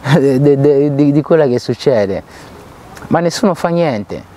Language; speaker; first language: Italian; non-native, fluent; Lingala